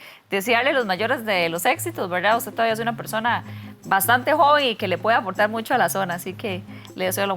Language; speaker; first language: Spanish; native; Spanish